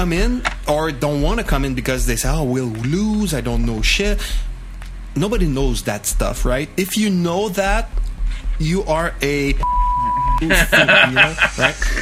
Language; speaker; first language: English; non-native, fluent; French